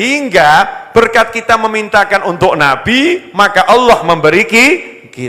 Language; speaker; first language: Indonesian; native; Indonesian